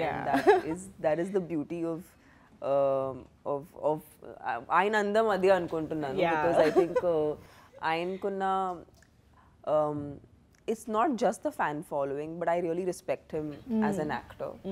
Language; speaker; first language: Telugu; non-native, fluent; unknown